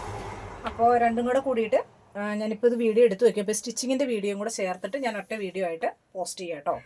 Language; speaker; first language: Malayalam; native; Malayalam